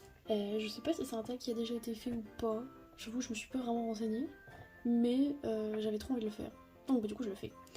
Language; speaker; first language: French; native; French